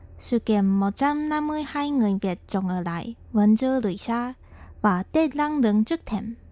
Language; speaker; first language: Vietnamese; non-native, learner; Chinese